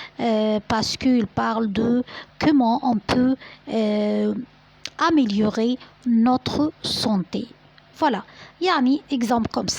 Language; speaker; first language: French; non-native, fluent; Arabic